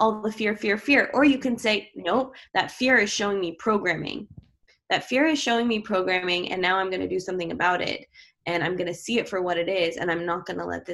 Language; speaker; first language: English; native; English